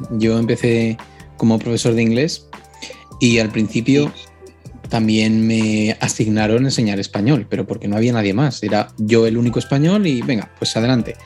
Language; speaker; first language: Spanish; native; Spanish